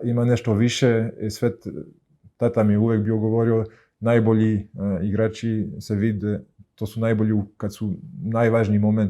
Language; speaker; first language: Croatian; early bilingual, heritage; Croatian